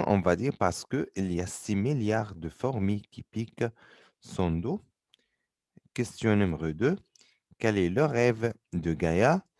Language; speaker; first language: French; non-native, fluent; Arabic